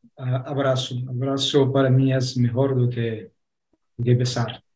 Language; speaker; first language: Spanish; non-native, fluent; Portuguese